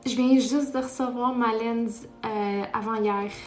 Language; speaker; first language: French; non-native, local second language; Portuguese